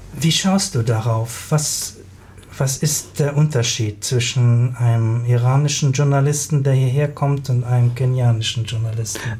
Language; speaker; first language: German; native; German